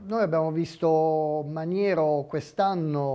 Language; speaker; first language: Italian; native; Italian